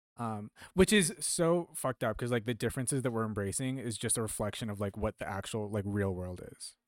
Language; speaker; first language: English; early bilingual, other home language; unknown